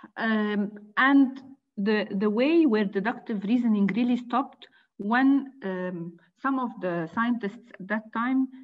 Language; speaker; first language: English; non-native, fluent; Arabic